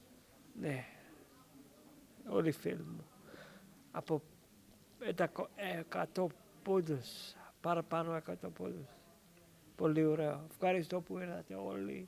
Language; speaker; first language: Greek; early bilingual, heritage; English